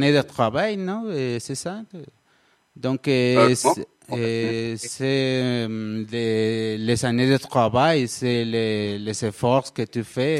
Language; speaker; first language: French; non-native, learner; Spanish